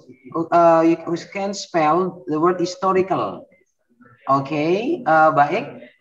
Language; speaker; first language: English; non-native, learner; Indonesian